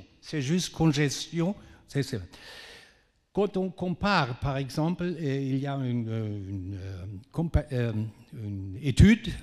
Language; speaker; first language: French; non-native, fluent; German